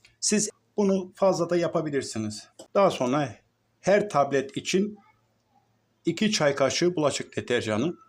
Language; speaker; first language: Turkish; native; Turkish